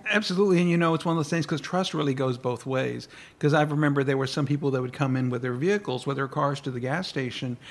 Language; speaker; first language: English; early bilingual, other home language; Spanish